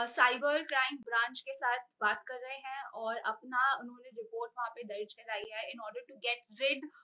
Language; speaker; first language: Hindi; native; Hindi